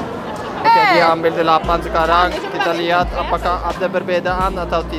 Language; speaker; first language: Indonesian; non-native, fluent; Norwegian